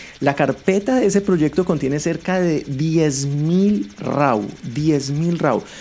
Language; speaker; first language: Spanish; native; Spanish